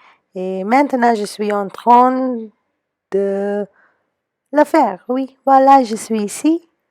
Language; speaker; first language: French; non-native, learner; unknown